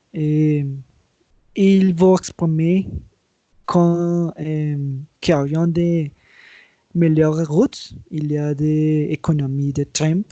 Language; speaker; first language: French; non-native, learner; Spanish